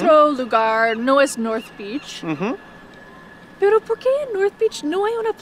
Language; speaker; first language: Spanish; non-native, fluent; English